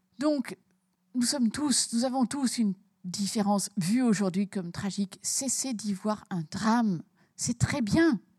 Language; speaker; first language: French; early bilingual, heritage; French